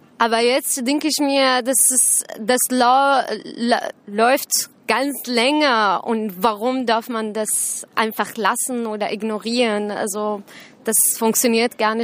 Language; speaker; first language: German; non-native, learner; Arabic